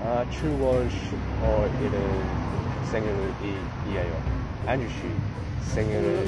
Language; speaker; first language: Korean; non-native, learner; English